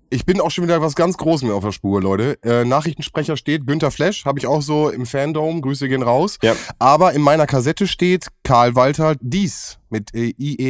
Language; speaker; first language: German; native; German